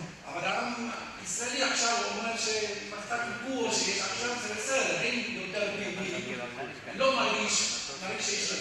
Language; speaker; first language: Hebrew; non-native, fluent; Spanish